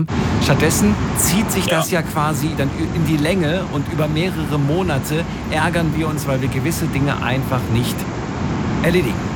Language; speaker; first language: German; native; German